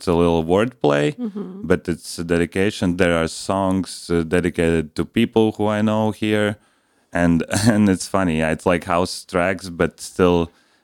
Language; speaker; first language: English; non-native, fluent; Latvian